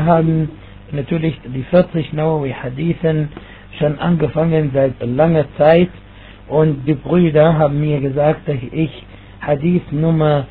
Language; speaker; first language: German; non-native, fluent; Arabic